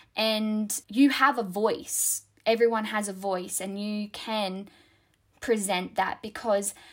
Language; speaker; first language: English; native; English